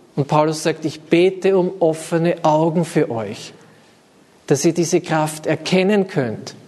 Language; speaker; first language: German; native; German